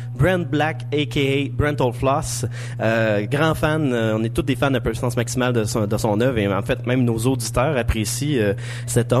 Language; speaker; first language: French; native; French